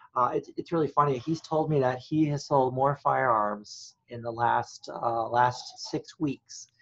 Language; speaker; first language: English; native; English